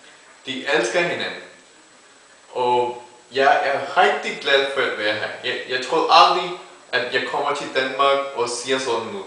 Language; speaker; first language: Danish; early bilingual, other home language; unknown